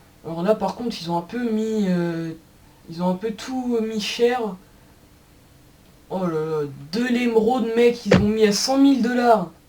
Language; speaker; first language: French; native; French